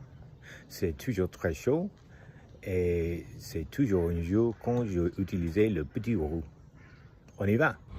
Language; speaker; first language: French; non-native, learner; English